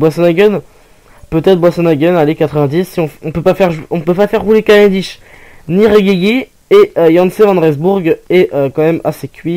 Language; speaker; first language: French; native; French